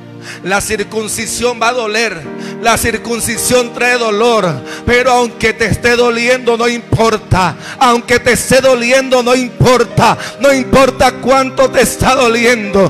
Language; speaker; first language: Spanish; native; Spanish